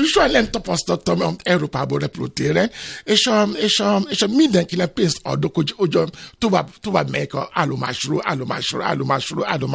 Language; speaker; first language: Hungarian; non-native, fluent; Yoruba